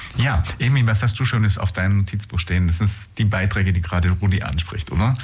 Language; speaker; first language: German; native; German